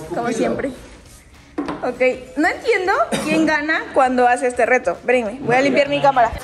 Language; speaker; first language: Spanish; native; Spanish